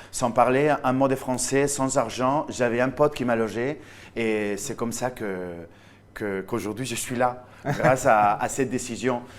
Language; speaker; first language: French; non-native, fluent; Spanish